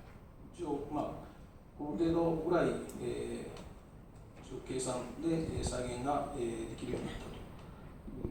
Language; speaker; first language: Japanese; native; Japanese